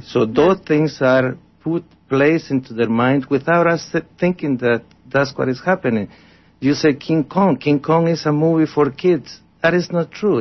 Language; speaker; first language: English; non-native, fluent; Spanish